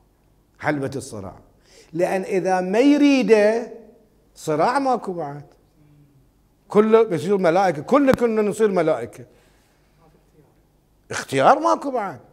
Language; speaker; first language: Arabic; native; Arabic